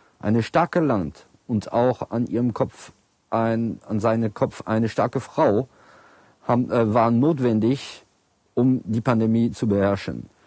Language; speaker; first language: German; non-native, fluent; French